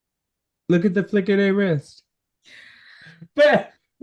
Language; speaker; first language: English; native; English